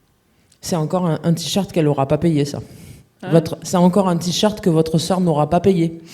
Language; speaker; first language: French; native; French